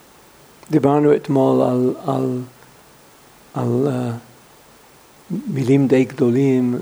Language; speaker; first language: Hebrew; non-native, fluent; English